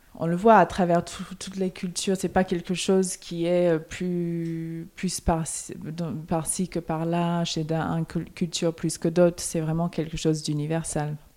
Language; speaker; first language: French; non-native, fluent; English